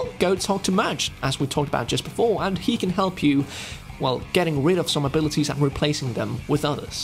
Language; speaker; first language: English; non-native, fluent; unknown